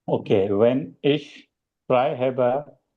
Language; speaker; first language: German; non-native, learner; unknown